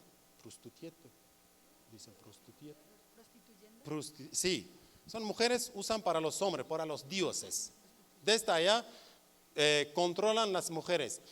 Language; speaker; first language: Spanish; non-native, learner; Kurdish